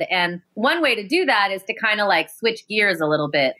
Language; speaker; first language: English; native; English